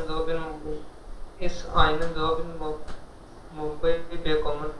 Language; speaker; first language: German; non-native, learner; Hindi